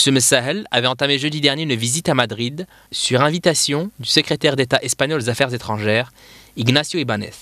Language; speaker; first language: French; non-native, local second language; Arabic